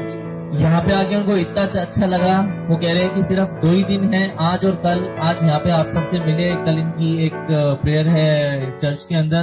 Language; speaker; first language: Hindi; native; Hindi